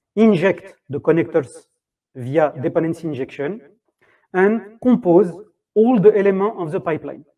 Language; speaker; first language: English; non-native, fluent; French